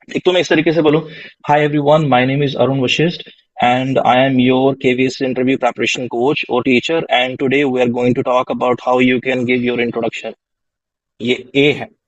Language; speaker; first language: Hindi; non-native, local second language; Punjabi